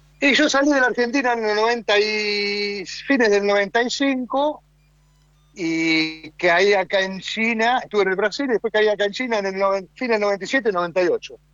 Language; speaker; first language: Spanish; native; Spanish